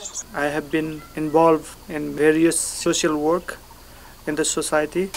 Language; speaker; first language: English; non-native, learner; Nepali